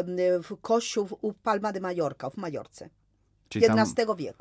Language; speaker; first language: Polish; non-native, fluent; Spanish